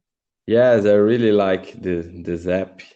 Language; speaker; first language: English; non-native, learner; Portuguese